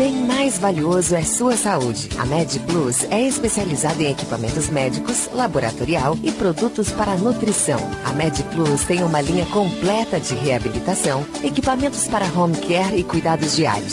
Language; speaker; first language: Portuguese; native; Portuguese